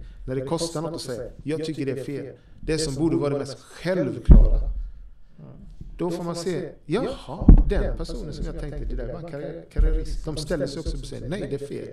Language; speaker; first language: Swedish; native; Swedish